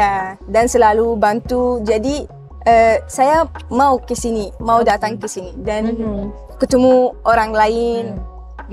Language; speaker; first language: Indonesian; non-native, learner; Arabic